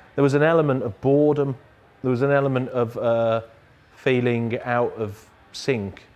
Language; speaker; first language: English; native; English